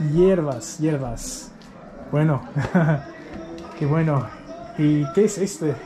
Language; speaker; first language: Spanish; non-native, learner; English